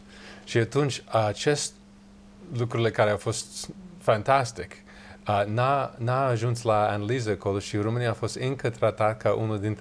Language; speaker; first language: Romanian; non-native, learner; English